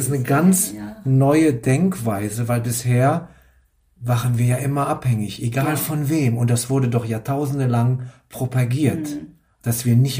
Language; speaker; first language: German; native; German